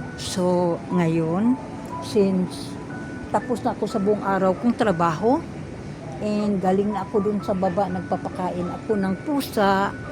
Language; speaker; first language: Filipino; non-native, local second language; Cebuano